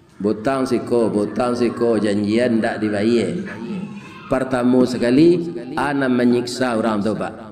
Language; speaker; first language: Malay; non-native, local second language; Minangkabau